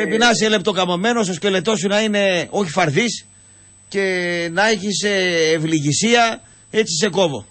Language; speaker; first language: Greek; native; Greek